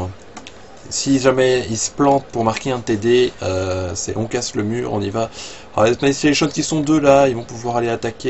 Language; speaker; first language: French; native; French